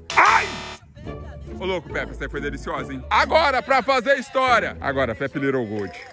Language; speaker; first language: Portuguese; native; Portuguese